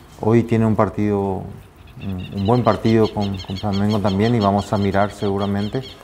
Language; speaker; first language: Spanish; native; Spanish